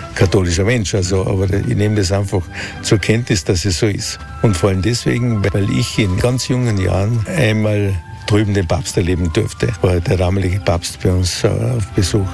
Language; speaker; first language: German; native; German